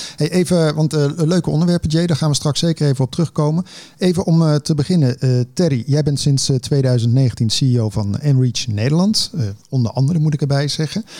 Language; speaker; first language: Dutch; native; Dutch